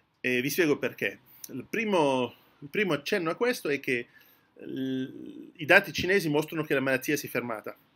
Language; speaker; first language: Italian; early bilingual, heritage; French